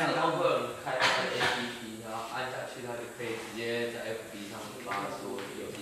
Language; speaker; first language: Chinese; native; Chinese